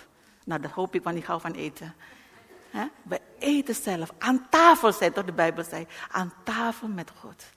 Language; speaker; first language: Dutch; non-native, learner; Indonesian